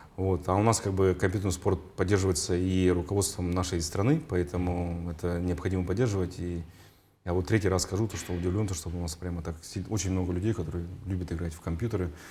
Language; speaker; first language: Russian; non-native, local second language; Yakut